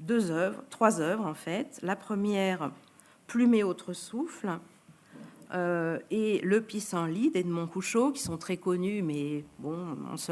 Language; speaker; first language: French; native; French